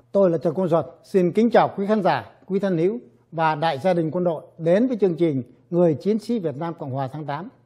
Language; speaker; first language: Vietnamese; native; Vietnamese